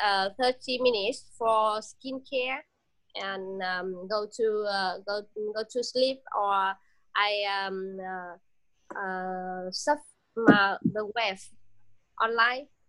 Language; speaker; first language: English; non-native, learner; Vietnamese